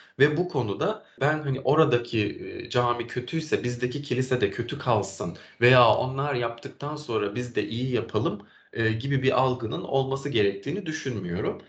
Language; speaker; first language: Turkish; native; Turkish